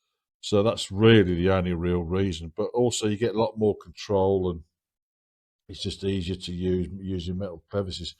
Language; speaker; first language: English; native; English